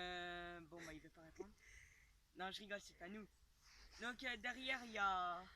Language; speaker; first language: French; native; French